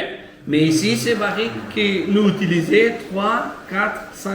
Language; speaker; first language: French; non-native, learner; Portuguese